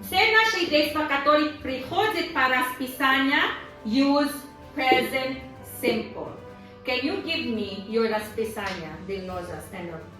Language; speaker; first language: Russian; non-native, learner; Tajik